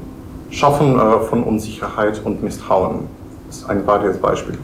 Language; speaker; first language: German; non-native, fluent; Ukrainian